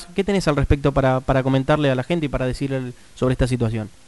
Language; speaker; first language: Spanish; native; Spanish